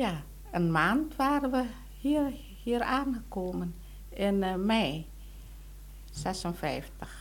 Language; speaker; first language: Dutch; non-native, local second language; Indonesian